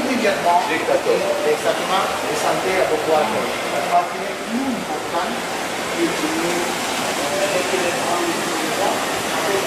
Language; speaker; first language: French; non-native, learner; Spanish